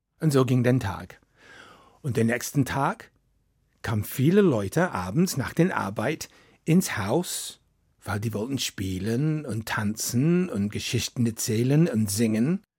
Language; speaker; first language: German; non-native, fluent; English